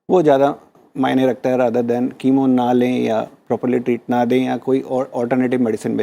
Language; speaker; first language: Hindi; native; Hindi